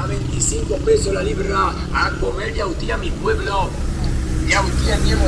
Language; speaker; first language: Spanish; native; Spanish